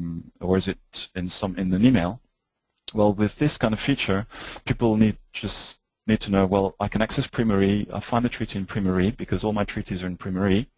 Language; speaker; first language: English; native; English